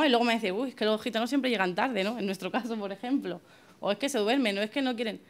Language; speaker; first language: Spanish; native; Spanish